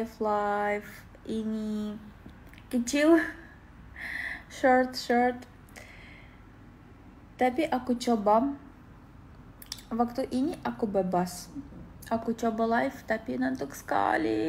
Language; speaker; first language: Indonesian; non-native, learner; Russian